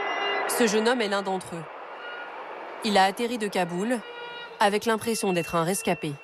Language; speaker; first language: French; native; French